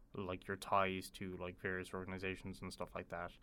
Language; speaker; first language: English; native; English